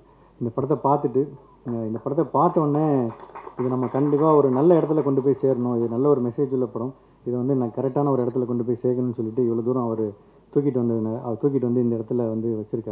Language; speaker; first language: Tamil; native; Tamil